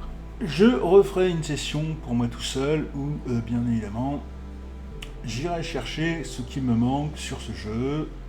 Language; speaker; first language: French; native; French